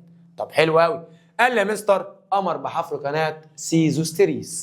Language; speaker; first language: Arabic; native; Arabic